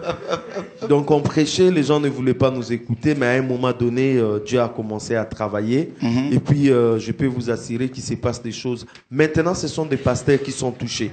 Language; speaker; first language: French; non-native, local second language; Lingala